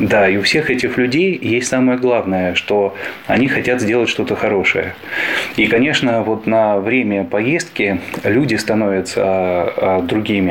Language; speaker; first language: Russian; native; Russian